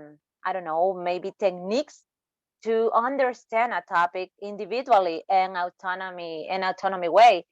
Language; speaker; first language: English; non-native, learner; Spanish